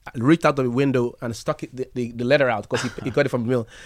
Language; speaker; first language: English; non-native, local second language; Yoruba